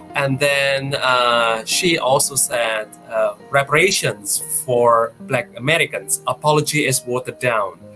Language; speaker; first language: English; non-native, fluent; Indonesian